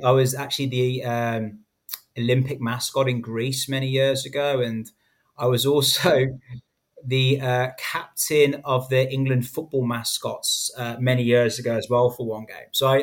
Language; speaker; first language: English; native; English